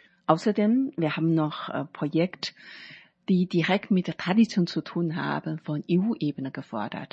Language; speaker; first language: German; non-native, learner; Chinese